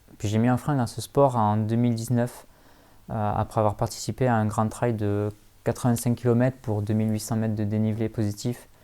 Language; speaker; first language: French; native; French